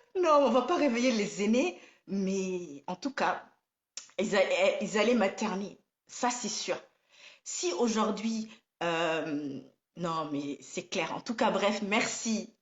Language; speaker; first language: French; non-native, local second language; Somali